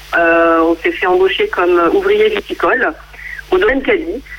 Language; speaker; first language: French; native; French